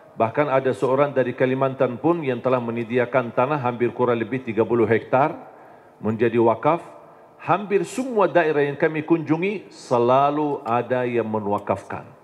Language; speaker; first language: Indonesian; non-native, fluent; Arabic